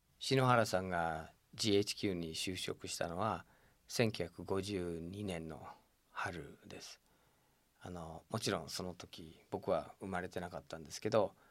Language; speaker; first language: Japanese; non-native, fluent; English